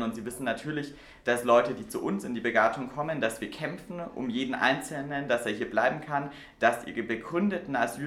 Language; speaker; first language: German; native; German